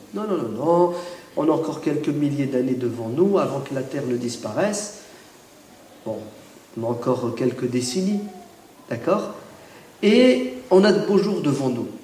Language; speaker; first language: French; early bilingual, other home language; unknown